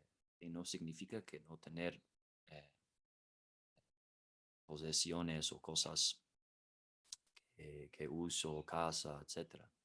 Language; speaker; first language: Spanish; non-native, fluent; English